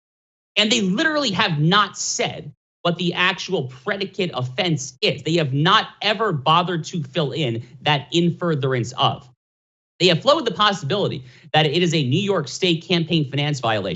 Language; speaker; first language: English; native; English